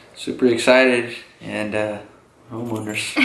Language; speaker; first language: English; native; English